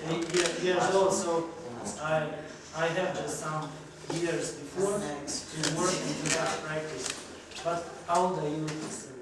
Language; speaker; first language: English; non-native, fluent; Russian